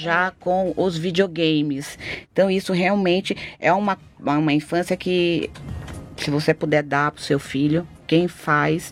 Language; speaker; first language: Portuguese; native; Portuguese